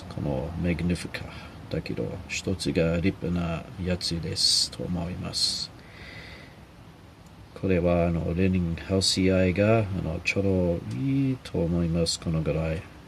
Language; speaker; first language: Japanese; non-native, learner; English